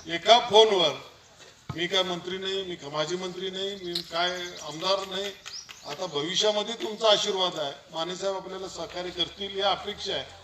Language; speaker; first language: Marathi; native; Marathi